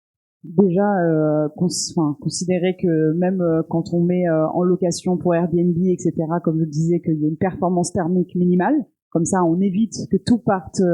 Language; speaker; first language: French; native; French